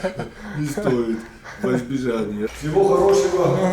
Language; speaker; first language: Russian; native; Russian